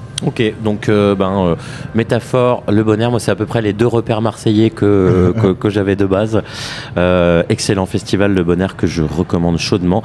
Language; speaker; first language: French; native; French